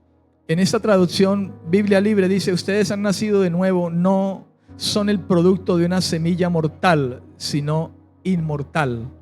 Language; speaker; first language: Spanish; native; Spanish